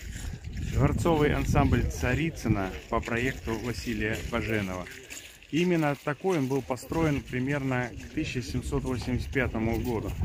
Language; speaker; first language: Russian; native; Russian